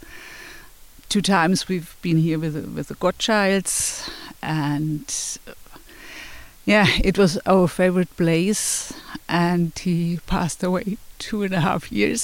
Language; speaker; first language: English; non-native, fluent; German